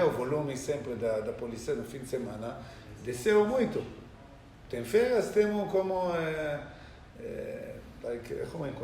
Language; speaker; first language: Portuguese; non-native, learner; Hebrew